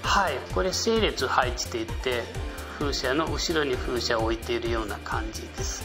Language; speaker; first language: Japanese; non-native, fluent; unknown